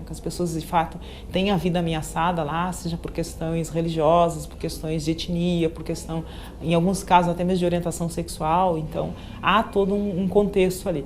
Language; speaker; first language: Portuguese; native; Portuguese